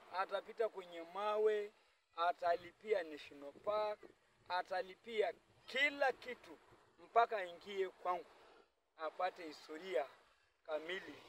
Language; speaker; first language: Swahili; non-native, local second language; Masai